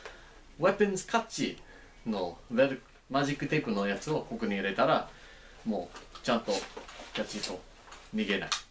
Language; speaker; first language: Japanese; non-native, learner; English